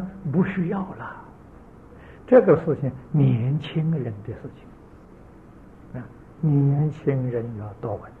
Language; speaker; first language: Chinese; native; Chinese